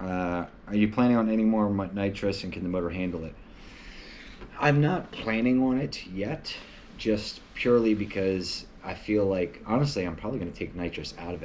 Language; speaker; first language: English; native; English